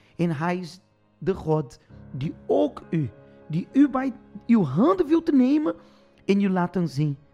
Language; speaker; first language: Dutch; non-native, fluent; Portuguese